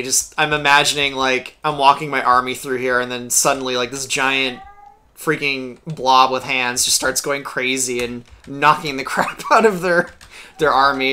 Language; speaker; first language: English; native; English